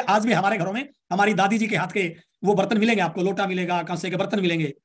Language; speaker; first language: Hindi; native; Hindi